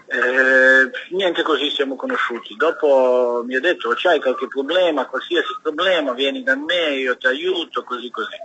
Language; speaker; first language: Italian; non-native, learner; Serbian